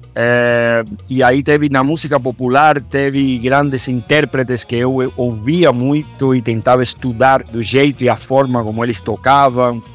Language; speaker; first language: Portuguese; non-native, fluent; Spanish